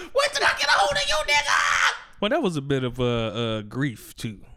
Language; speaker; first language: English; native; English